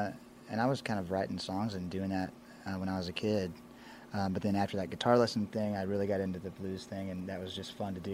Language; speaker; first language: English; native; English